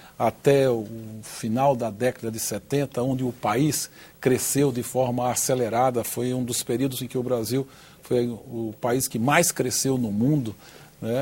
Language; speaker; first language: Portuguese; native; Portuguese